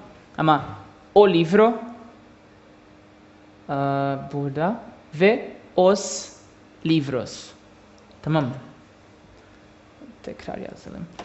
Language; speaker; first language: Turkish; non-native, learner; Portuguese